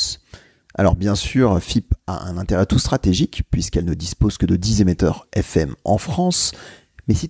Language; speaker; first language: French; native; French